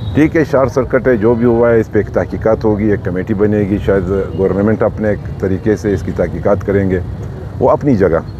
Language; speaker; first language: Urdu; non-native, local second language; Pashto